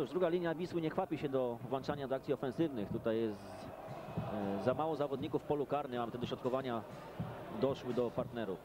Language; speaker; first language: Polish; native; Polish